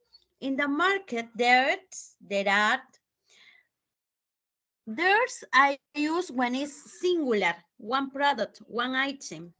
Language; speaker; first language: English; non-native, fluent; Spanish